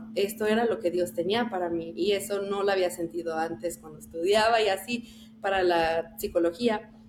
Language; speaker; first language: Spanish; early bilingual, heritage; Spanish